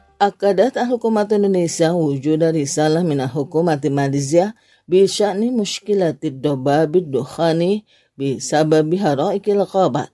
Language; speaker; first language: Arabic; non-native, learner; Indonesian